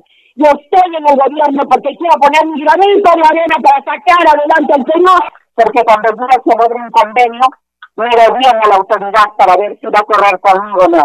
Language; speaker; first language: Spanish; native; Spanish